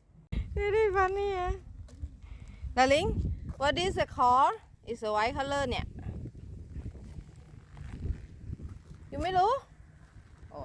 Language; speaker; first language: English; non-native, learner; Thai